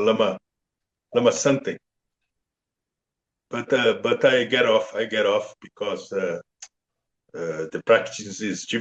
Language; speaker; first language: English; non-native, learner; Portuguese